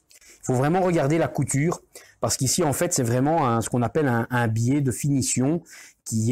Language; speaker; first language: French; native; French